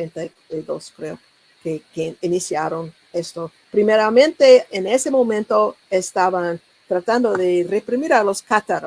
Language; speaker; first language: Spanish; non-native, learner; English